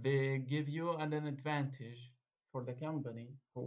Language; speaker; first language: English; non-native, fluent; Arabic